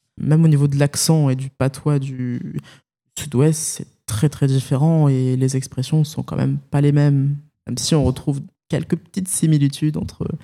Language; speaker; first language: French; native; French